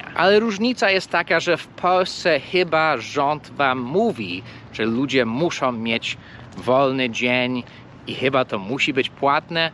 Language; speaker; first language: Polish; early bilingual, heritage; English